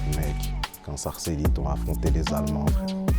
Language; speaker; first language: French; native; French